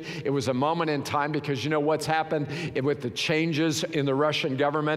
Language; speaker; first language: English; native; English